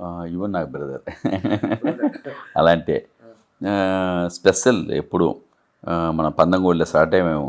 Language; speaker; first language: Telugu; non-native, learner; Tamil